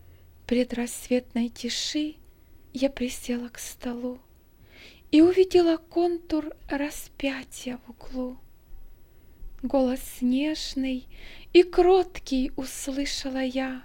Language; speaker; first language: Russian; native; Russian